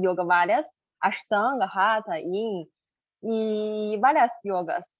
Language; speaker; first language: Portuguese; non-native, learner; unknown